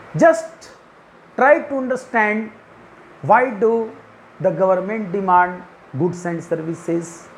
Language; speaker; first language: English; non-native, local second language; Hindi